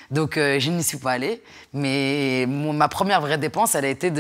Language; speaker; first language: French; native; French